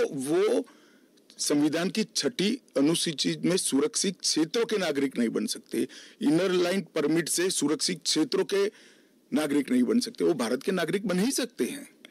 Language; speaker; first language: Hindi; non-native, local second language; Gujarati